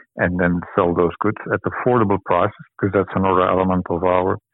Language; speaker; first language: English; non-native, fluent; Dutch